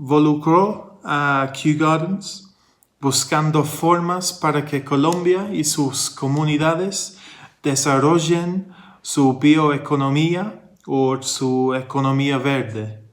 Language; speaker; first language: Spanish; non-native, fluent; English